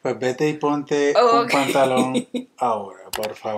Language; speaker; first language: Spanish; native; Spanish